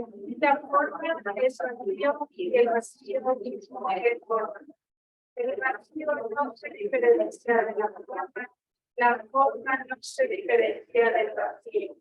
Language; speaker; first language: Spanish; native; Spanish